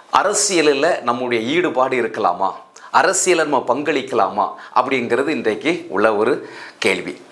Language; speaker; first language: Tamil; native; Tamil